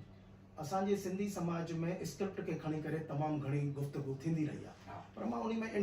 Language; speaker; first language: Sindhi; native; Sindhi